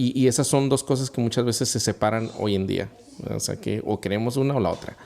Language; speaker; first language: Spanish; early bilingual, other home language; English